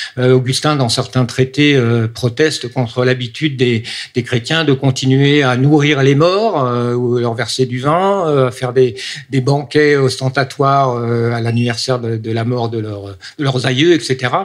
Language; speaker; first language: French; native; French